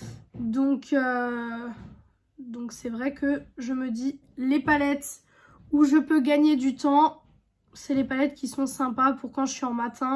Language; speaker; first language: French; native; French